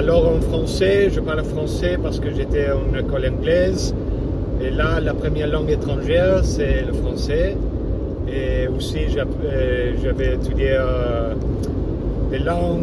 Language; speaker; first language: French; non-native, fluent; German